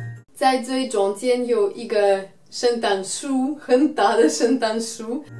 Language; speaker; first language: Chinese; non-native, fluent; Russian